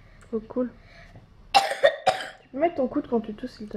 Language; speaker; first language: French; native; French